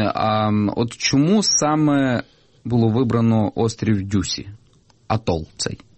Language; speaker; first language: Ukrainian; native; Ukrainian